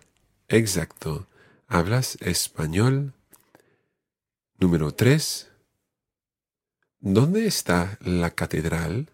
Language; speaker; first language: Spanish; non-native, fluent; English